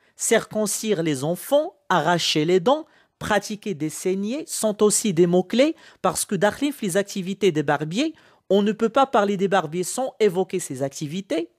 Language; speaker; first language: French; non-native, local second language; Arabic